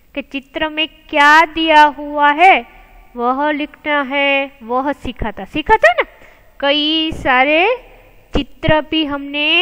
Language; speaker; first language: Hindi; non-native, local second language; Gujarati